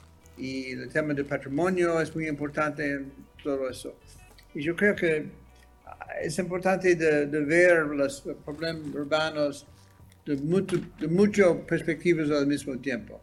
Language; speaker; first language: Spanish; non-native, fluent; English